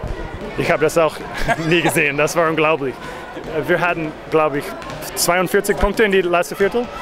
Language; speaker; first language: German; non-native, learner; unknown